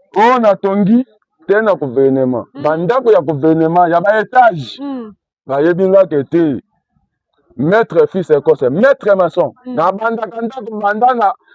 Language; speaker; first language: Lingala; non-native, local second language; Kituba (Democratic Republic of Congo)